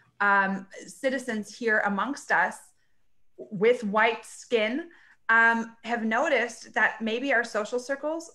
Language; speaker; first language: English; native; English